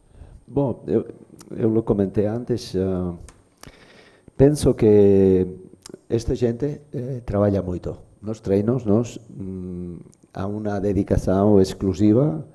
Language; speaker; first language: Portuguese; non-native, learner; Spanish